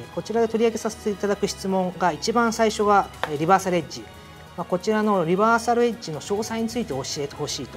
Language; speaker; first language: Japanese; native; Japanese